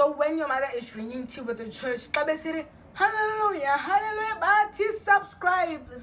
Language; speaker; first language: English; non-native, local second language; Xhosa